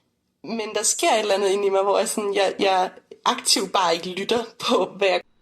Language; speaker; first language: Danish; native; Danish